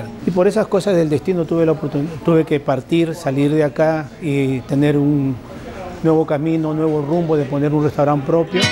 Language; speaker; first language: Spanish; native; Spanish